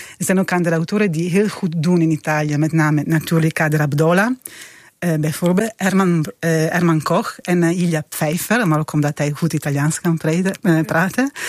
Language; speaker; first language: Dutch; non-native, fluent; Italian